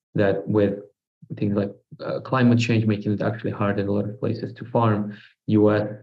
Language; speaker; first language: English; non-native, fluent; Russian